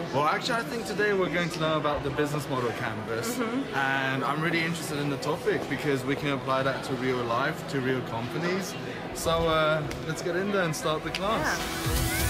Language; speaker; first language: English; non-native, fluent; Chinese